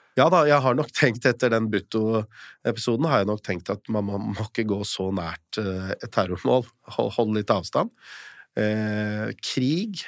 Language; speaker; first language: Norwegian; early bilingual, other home language; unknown